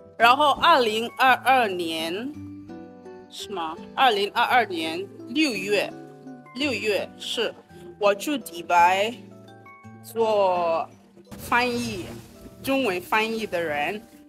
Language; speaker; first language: Chinese; non-native, fluent; Yoruba